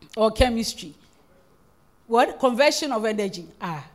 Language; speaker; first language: English; non-native, local second language; Akan